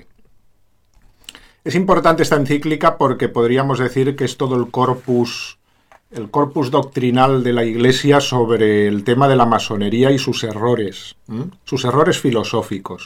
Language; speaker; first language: Spanish; native; Spanish